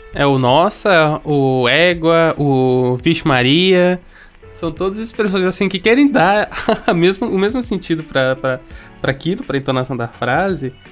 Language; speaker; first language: Portuguese; native; Portuguese